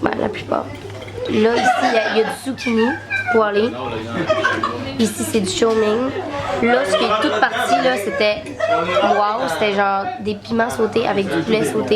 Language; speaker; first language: French; native; French